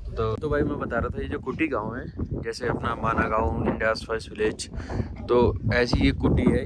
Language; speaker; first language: Hindi; native; Hindi